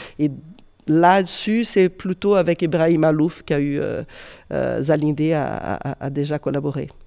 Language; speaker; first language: French; non-native, fluent; Portuguese